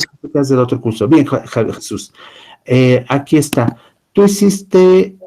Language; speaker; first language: Spanish; native; Spanish